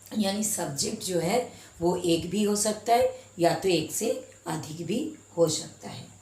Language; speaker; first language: Hindi; native; Hindi